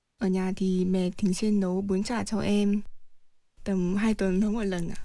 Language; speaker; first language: Vietnamese; early bilingual, heritage; Vietnamese